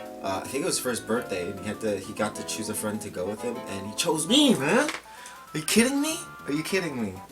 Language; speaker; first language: English; native; English